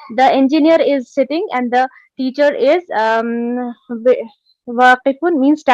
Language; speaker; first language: English; non-native, learner; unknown